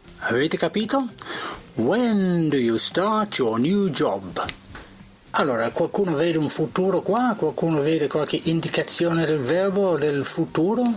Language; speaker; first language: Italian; non-native, fluent; English